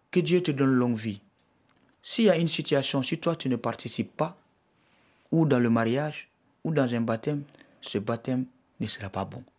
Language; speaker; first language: French; non-native, local second language; Bambara